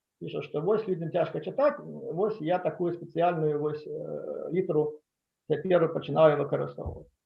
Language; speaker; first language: Belarusian; non-native, local second language; Russian